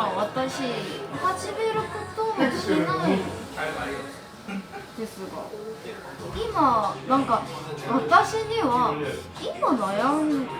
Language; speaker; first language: Japanese; non-native, learner; Korean